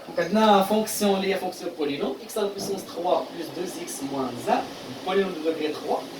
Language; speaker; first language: French; non-native, local second language; Arabic